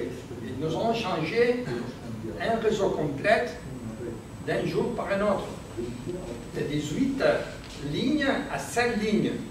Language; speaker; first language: French; non-native, learner; Spanish